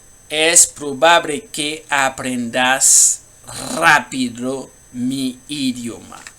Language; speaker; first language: Spanish; non-native, learner; Haitian Creole